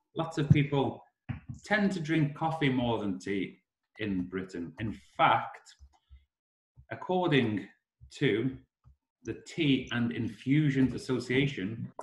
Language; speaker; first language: English; native; English